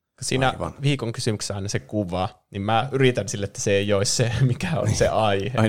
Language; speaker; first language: Finnish; native; Finnish